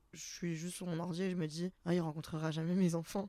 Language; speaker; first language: French; native; French